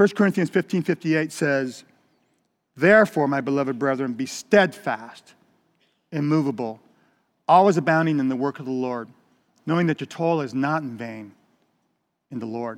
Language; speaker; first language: English; native; English